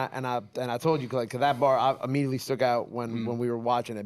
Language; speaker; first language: English; native; English